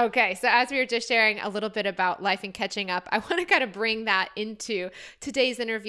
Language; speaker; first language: English; native; English